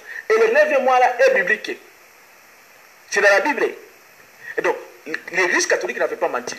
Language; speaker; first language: French; non-native, local second language; Lingala